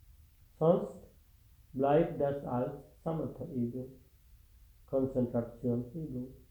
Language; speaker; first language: German; non-native, fluent; Sinhala